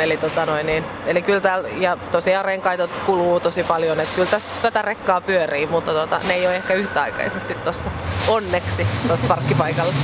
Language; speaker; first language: Finnish; native; Finnish